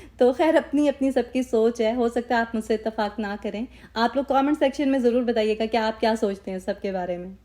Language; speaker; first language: Urdu; native; Urdu